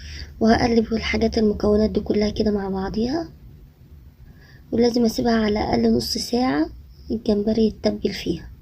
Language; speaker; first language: Arabic; native; Arabic